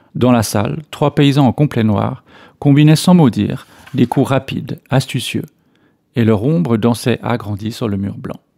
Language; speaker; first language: French; native; French